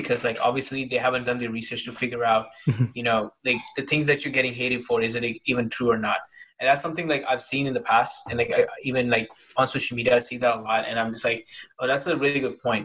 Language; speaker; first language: English; non-native, local second language; Hindi